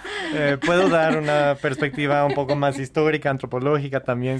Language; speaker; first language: Spanish; non-native, fluent; English